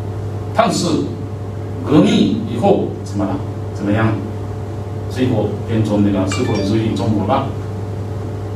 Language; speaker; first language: Chinese; non-native, learner; Japanese